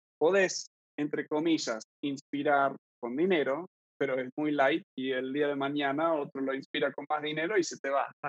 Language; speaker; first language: Spanish; early bilingual, other home language; English